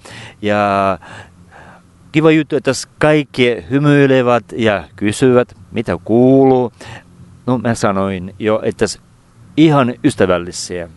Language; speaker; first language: Finnish; non-native, fluent; Russian